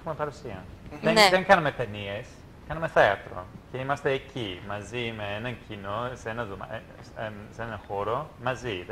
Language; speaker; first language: Greek; non-native, fluent; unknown